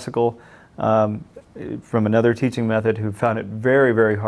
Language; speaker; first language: English; native; English